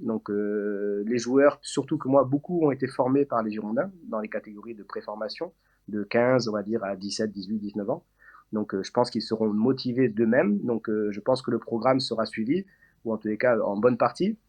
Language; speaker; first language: French; native; French